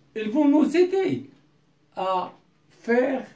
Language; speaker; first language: French; non-native, local second language; Arabic